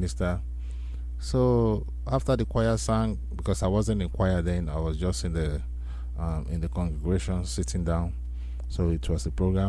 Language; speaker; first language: English; non-native, local second language; Yoruba